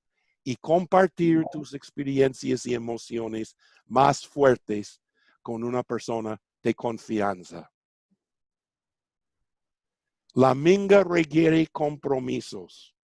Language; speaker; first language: Spanish; non-native, fluent; English